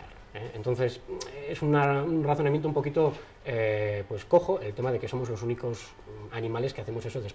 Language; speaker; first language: Spanish; native; Spanish